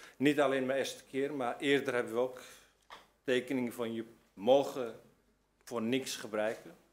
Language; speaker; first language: Dutch; early bilingual, other home language; Turkish